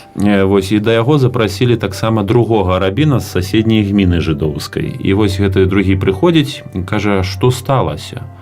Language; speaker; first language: Belarusian; native; Belarusian